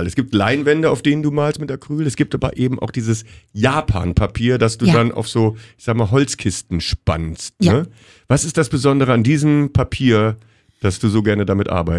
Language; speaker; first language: German; native; German